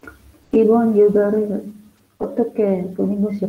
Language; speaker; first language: Korean; non-native, learner; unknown